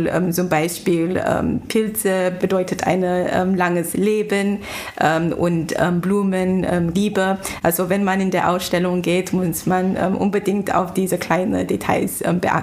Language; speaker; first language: German; non-native, fluent; Chinese